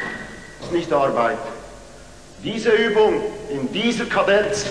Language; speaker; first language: German; non-native, fluent; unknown